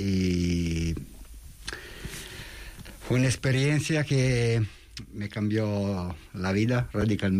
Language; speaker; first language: Spanish; non-native, fluent; Italian